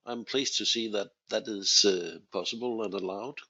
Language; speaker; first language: English; non-native, fluent; Danish